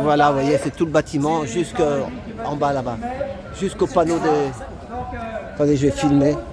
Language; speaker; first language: French; native; French